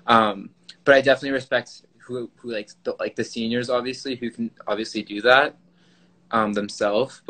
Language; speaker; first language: English; native; English